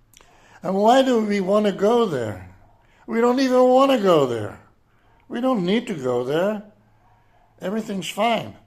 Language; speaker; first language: English; non-native, fluent; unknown